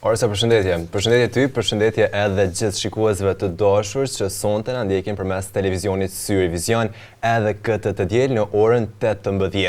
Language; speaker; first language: Albanian; native; Albanian